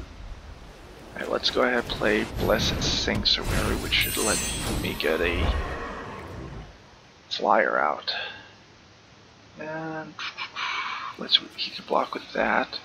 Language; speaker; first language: English; native; English